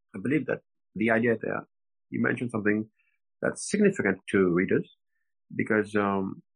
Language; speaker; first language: English; non-native, fluent; French